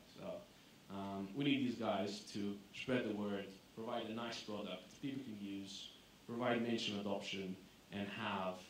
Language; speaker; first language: English; non-native, fluent; Greek